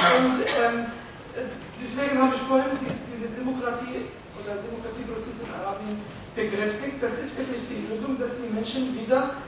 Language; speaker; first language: German; non-native, fluent; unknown